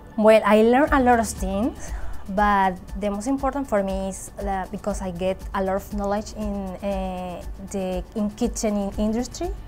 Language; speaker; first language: English; non-native, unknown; Spanish